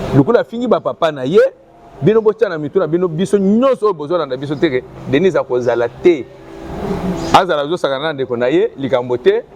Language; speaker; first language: Lingala; non-native, local second language; Luba-Lulua